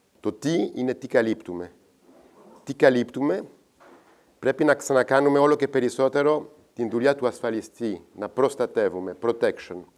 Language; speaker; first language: Greek; non-native, fluent; French